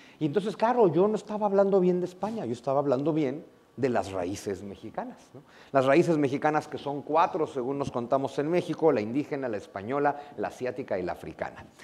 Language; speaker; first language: Spanish; native; Spanish